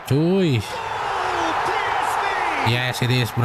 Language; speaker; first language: English; non-native, learner; Indonesian